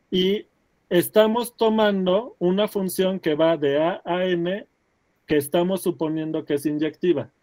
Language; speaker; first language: Spanish; native; Spanish